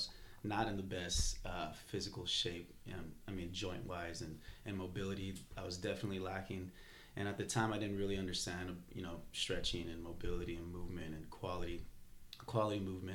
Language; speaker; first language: English; native; English